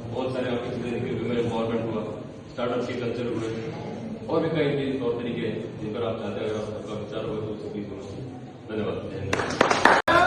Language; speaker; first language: Hindi; non-native, local second language; Marathi